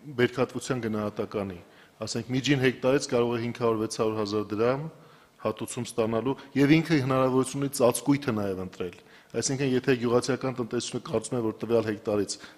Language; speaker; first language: Armenian; native; Armenian